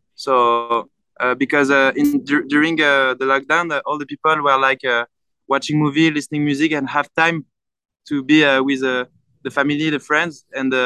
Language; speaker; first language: English; non-native, fluent; French